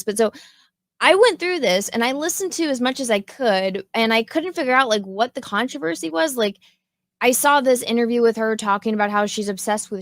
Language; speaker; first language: English; native; English